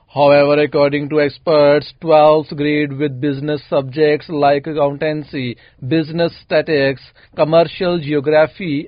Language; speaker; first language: English; non-native, local second language; Urdu